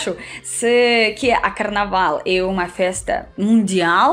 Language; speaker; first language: Portuguese; non-native, fluent; Russian